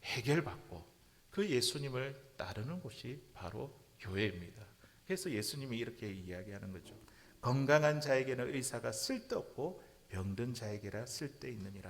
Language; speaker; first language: Korean; native; Korean